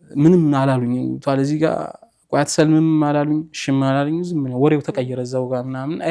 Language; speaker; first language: Amharic; native; Amharic